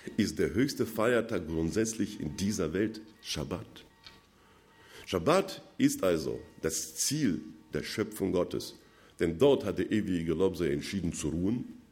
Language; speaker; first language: German; non-native, fluent; Russian